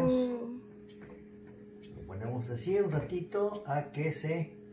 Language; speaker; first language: Spanish; native; Spanish